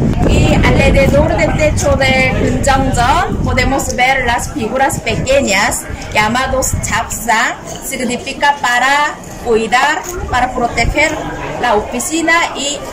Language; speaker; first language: Spanish; non-native, learner; Korean